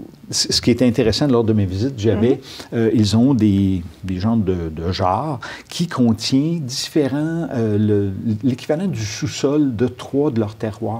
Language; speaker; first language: French; native; French